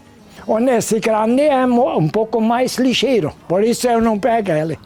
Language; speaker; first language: Portuguese; non-native, local second language; German